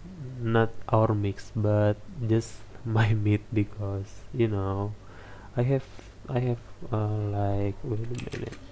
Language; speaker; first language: English; non-native, learner; Indonesian